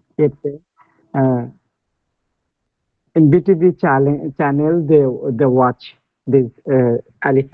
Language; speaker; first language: English; non-native, learner; Bangla